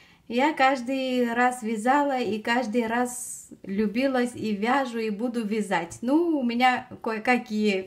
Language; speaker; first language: Russian; non-native, fluent; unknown